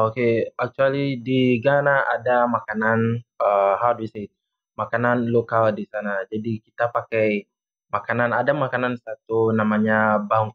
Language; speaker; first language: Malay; non-native, learner; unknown